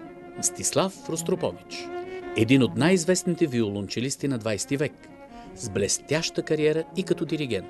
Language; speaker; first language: Bulgarian; native; Bulgarian